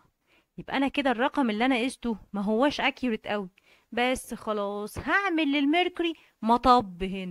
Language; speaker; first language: Arabic; native; Arabic